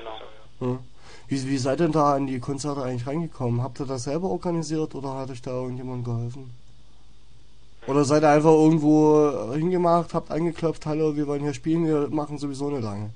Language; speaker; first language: German; native; German